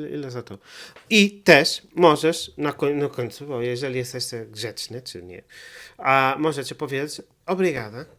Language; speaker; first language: Polish; non-native, learner; Portuguese